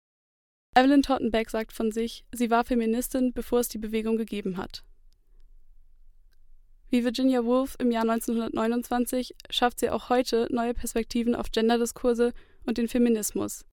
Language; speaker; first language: German; native; German